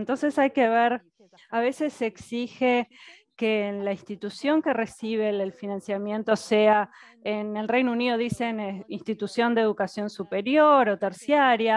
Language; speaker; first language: Spanish; native; Spanish